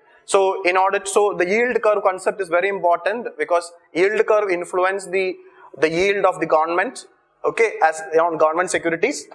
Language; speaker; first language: English; non-native, local second language; Malayalam